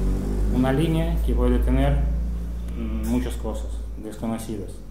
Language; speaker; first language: Spanish; non-native, fluent; Russian